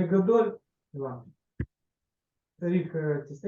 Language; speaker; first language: Hebrew; non-native, learner; Russian